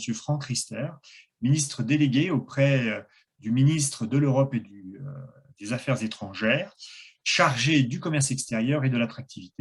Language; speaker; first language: French; native; French